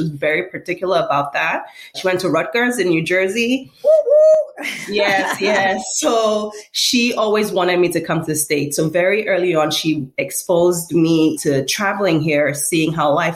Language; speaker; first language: English; non-native, local second language; Yoruba